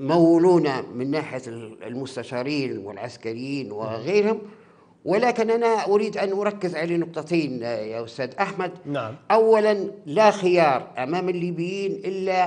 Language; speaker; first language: Arabic; native; Arabic